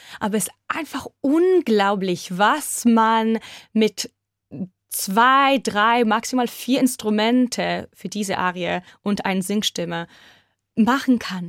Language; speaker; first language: German; non-native, fluent; Hebrew